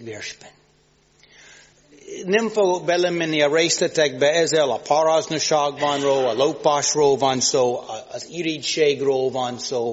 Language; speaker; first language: Hungarian; non-native, fluent; English